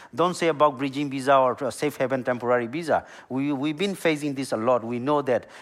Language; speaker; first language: English; non-native, learner; Burmese